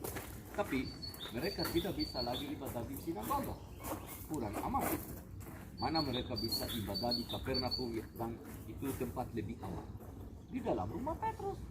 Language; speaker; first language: Indonesian; non-native, fluent; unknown